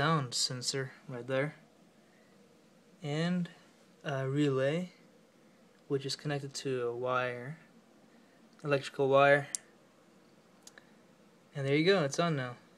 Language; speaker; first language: English; native; English